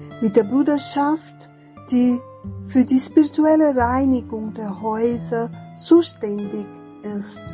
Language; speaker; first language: German; non-native, fluent; Portuguese